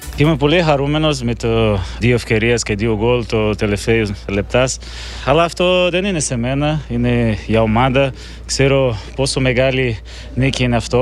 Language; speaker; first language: Greek; non-native, learner; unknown